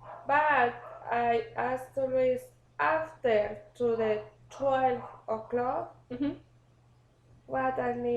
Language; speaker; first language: English; non-native, learner; Spanish